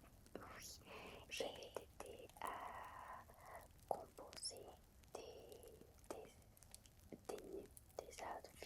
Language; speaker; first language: French; non-native, fluent; Spanish